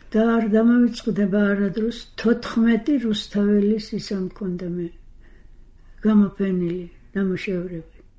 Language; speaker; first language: Georgian; non-native, fluent; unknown